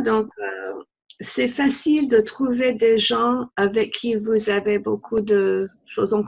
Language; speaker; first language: French; non-native, fluent; English